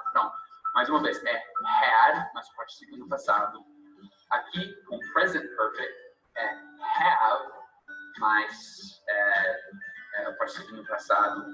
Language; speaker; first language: Portuguese; non-native, fluent; English